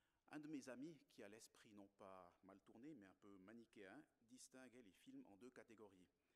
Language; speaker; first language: French; native; French